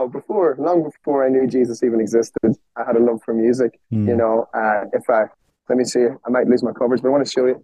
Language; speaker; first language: English; native; English